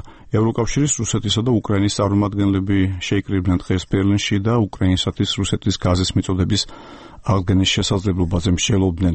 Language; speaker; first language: Georgian; native; Georgian